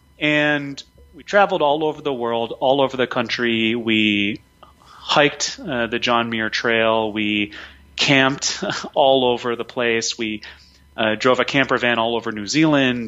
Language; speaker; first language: English; native; English